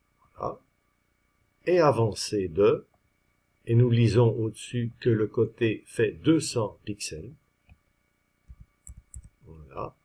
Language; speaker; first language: French; native; French